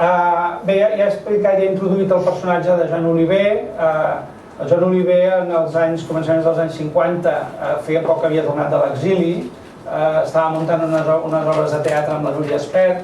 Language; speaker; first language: Catalan; native; Catalan